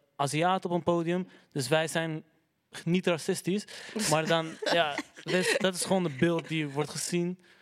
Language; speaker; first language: Dutch; early bilingual, other home language; Arabic